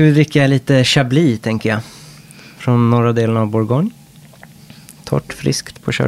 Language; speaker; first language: Swedish; non-native, fluent; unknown